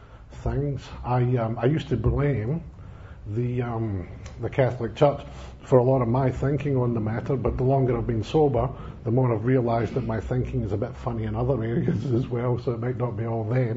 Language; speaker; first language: English; native; English